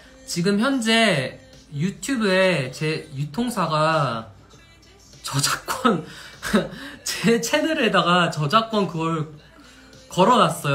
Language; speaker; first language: Korean; non-native, fluent; English